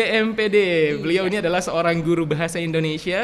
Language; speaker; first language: Indonesian; native; Indonesian